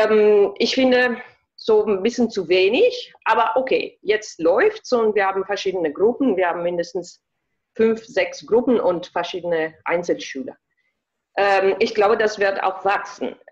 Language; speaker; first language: German; non-native, fluent; Italian